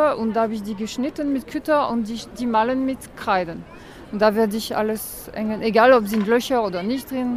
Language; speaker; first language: German; non-native, learner; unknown